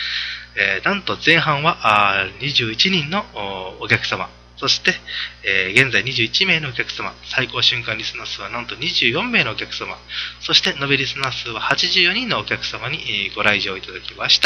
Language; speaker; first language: Japanese; native; Japanese